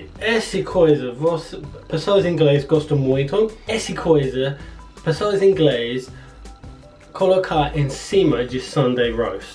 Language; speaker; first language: Portuguese; non-native, learner; English